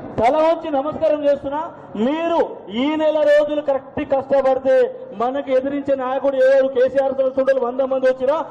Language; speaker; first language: Telugu; non-native, local second language; Lambadi